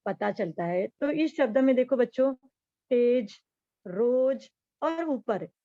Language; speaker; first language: Hindi; non-native, local second language; Marathi